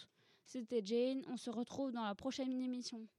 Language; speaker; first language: French; native; French